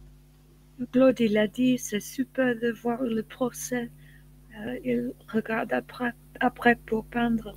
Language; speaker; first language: French; non-native, learner; English